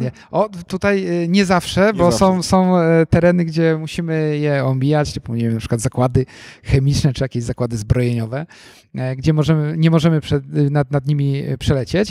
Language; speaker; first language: Polish; native; Polish